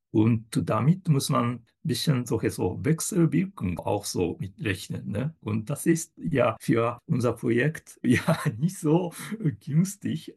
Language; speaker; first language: German; non-native, fluent; Japanese